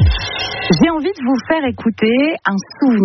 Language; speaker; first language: French; native; French